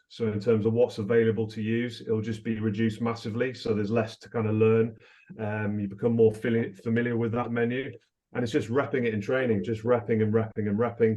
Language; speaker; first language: English; native; English